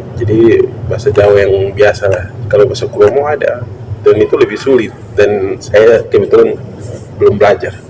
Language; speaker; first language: Indonesian; non-native, local second language; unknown